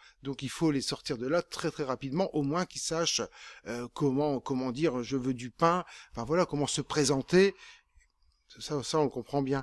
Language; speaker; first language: French; native; French